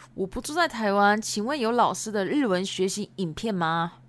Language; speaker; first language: Chinese; early bilingual, other home language; Japanese